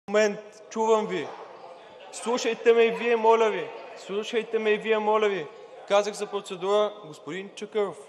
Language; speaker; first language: Bulgarian; native; Bulgarian